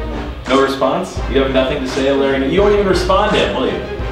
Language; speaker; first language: English; native; English